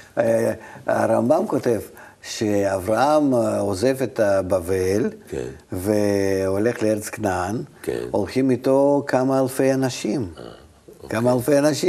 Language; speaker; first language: Hebrew; non-native, fluent; Russian